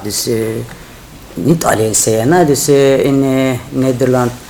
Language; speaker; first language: Dutch; non-native, learner; Turkish